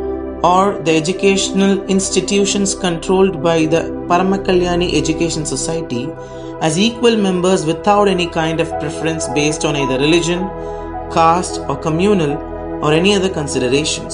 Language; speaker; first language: English; non-native, local second language; Tamil